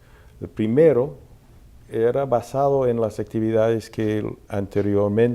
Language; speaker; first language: Spanish; non-native, fluent; English